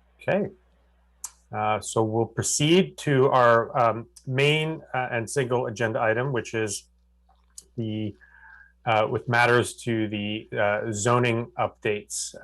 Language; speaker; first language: English; native; English